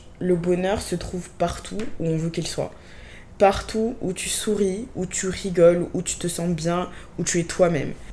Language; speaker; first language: French; native; French